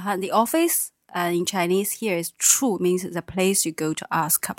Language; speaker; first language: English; non-native, fluent; Chinese